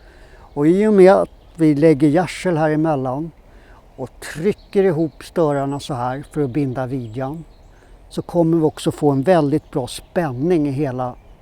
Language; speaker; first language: Swedish; native; Swedish